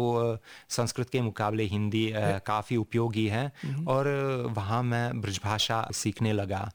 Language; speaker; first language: Hindi; non-native, fluent; Hungarian